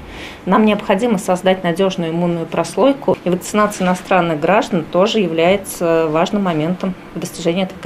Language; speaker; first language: Russian; native; Russian